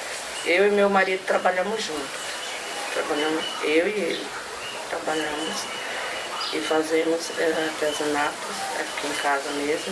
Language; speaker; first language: Portuguese; non-native, local second language; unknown